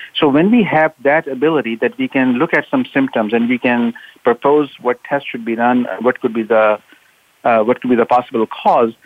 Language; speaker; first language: English; non-native, local second language; Urdu